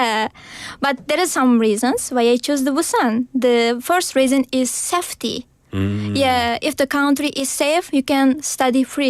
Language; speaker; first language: English; non-native, learner; Uzbek